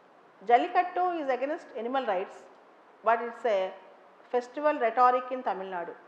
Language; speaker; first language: English; non-native, local second language; Telugu